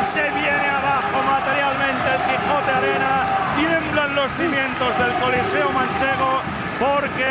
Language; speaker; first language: Spanish; native; Spanish